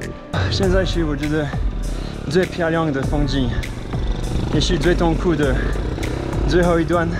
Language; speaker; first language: Chinese; non-native, fluent; French